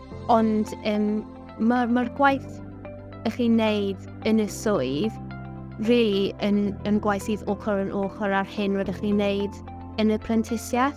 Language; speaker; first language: Welsh; non-native, local second language; English